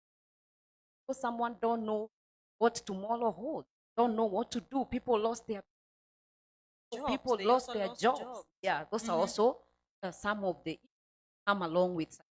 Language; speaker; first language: English; non-native, local second language; Swahili